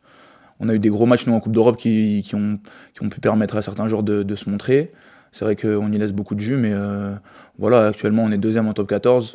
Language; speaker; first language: French; native; French